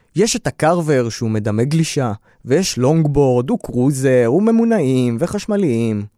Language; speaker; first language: Hebrew; native; Hebrew